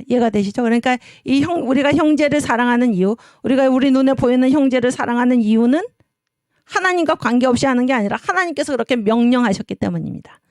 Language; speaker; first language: Korean; native; Korean